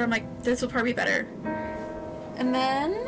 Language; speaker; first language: English; native; English